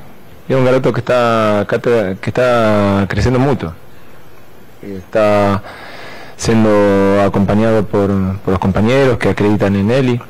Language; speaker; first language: Portuguese; non-native, fluent; Spanish